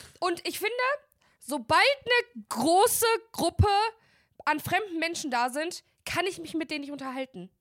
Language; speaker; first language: German; native; German